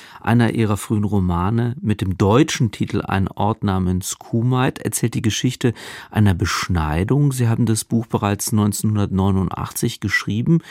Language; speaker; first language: German; native; German